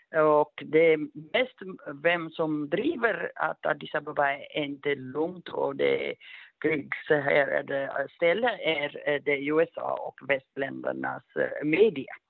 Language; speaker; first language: Swedish; non-native, fluent; Amharic